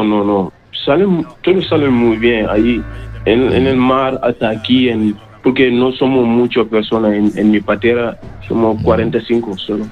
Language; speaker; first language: Spanish; non-native, learner; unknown